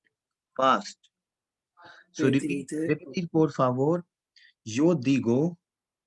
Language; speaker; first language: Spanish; non-native, fluent; Hindi